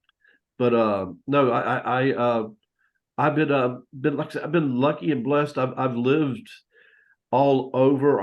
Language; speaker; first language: English; native; English